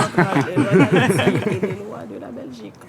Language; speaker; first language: French; non-native, local second language; Haitian Creole